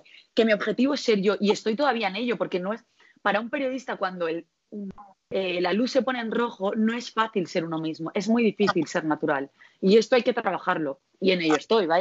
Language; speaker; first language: Spanish; native; Spanish